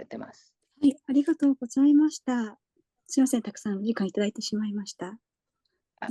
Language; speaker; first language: Japanese; native; Japanese